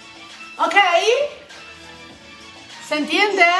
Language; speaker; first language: Spanish; non-native, fluent; Italian